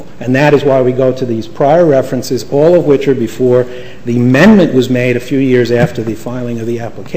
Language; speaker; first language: English; native; English